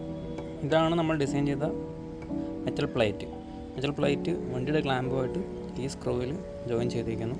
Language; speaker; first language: Malayalam; native; Malayalam